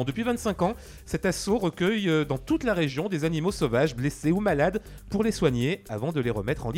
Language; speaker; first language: French; native; French